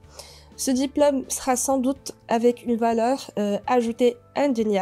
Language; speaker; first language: French; non-native, local second language; Arabic